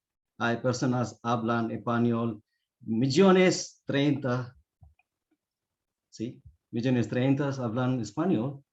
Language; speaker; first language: Spanish; non-native, learner; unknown